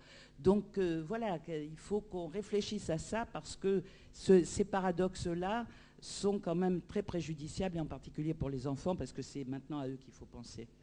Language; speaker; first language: French; native; French